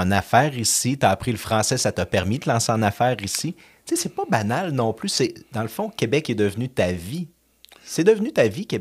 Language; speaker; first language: French; native; French